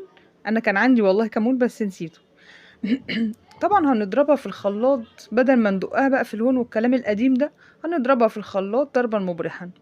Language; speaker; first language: Arabic; native; Arabic